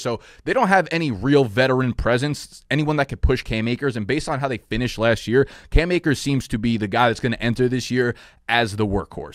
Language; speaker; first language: English; native; English